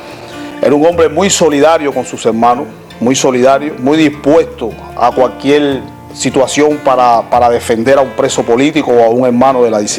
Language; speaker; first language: Spanish; native; Spanish